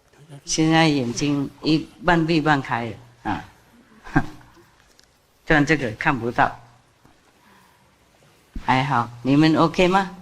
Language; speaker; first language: Chinese; non-native, fluent; Vietnamese